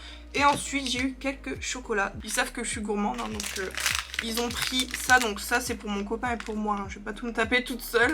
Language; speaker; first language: French; native; French